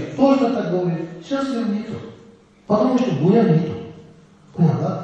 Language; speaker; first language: Russian; non-native, learner; Tibetan